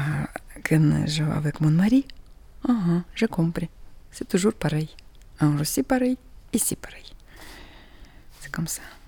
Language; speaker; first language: French; non-native, learner; Russian